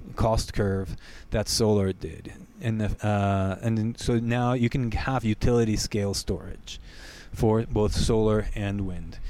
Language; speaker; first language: English; non-native, fluent; Spanish